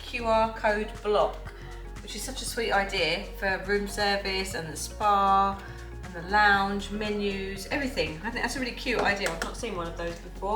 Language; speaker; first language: English; native; English